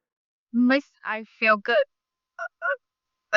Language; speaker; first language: English; non-native, learner; Vietnamese